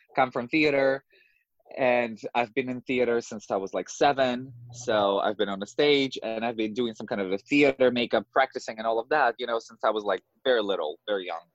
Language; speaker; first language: English; non-native, fluent; Russian